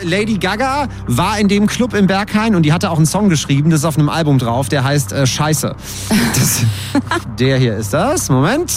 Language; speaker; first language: German; native; German